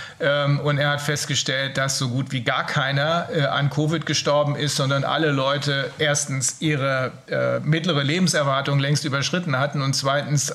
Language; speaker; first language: German; native; German